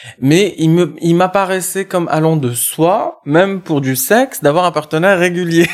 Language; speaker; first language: French; non-native, local second language; Arabic